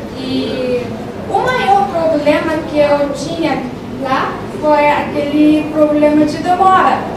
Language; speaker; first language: Portuguese; non-native, fluent; Korean